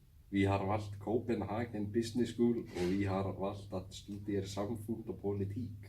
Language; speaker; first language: Danish; non-native, learner; Icelandic